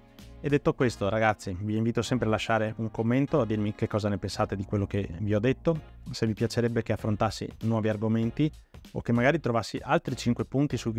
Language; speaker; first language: Italian; native; Italian